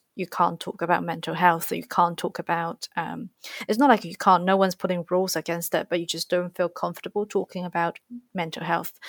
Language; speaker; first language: English; non-native, fluent; Chinese